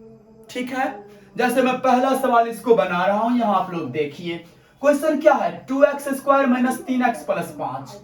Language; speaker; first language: Hindi; native; Hindi